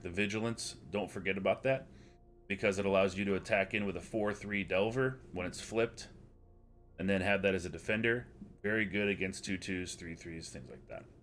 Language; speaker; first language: English; native; English